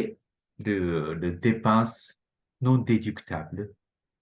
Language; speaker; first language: French; non-native, fluent; Japanese